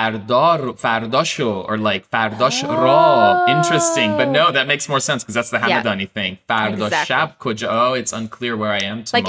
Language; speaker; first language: English; non-native, fluent; Persian